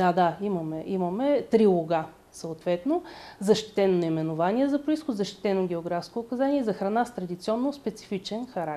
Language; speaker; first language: Bulgarian; native; Bulgarian